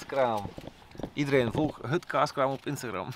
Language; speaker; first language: Dutch; native; Dutch